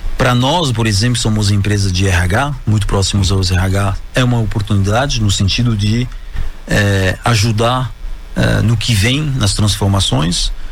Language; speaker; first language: Portuguese; non-native, fluent; French